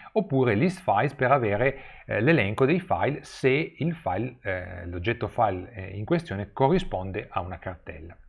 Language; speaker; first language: Italian; native; Italian